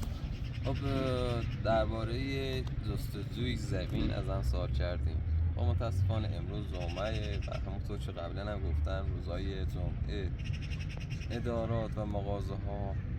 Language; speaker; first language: Persian; native; Persian